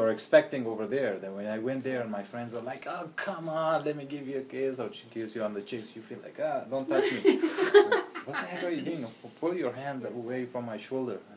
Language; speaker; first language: English; non-native, fluent; Persian